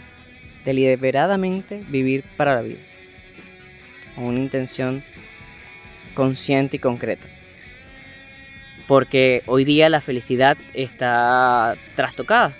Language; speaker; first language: Spanish; native; Spanish